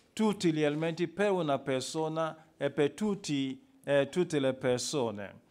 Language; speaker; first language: Italian; non-native, fluent; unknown